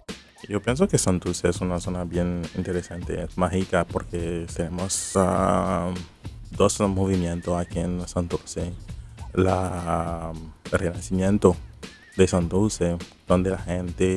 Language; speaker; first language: Spanish; non-native, fluent; Haitian Creole